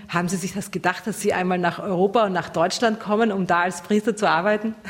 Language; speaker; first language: German; native; German